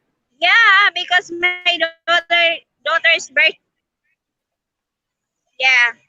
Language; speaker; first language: English; non-native, learner; Filipino